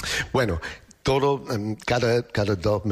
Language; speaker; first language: Spanish; non-native, learner; English